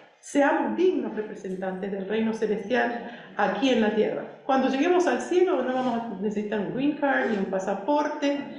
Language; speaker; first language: Spanish; early bilingual, other home language; English